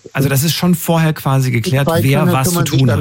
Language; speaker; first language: German; native; German